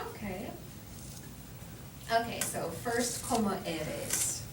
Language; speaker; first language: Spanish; non-native, learner; English